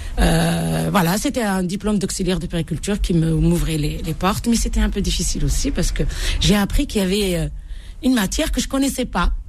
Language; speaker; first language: French; non-native, local second language; Arabic